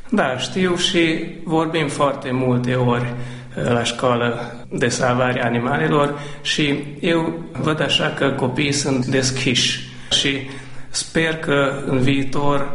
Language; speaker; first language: Romanian; non-native, local second language; Hungarian